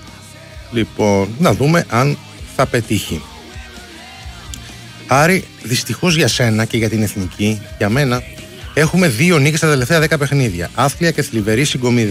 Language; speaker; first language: Greek; native; Greek